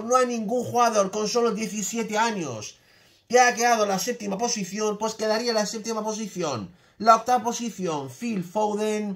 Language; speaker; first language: Spanish; native; Spanish